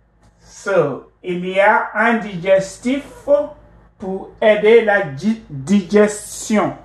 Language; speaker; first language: French; non-native, fluent; English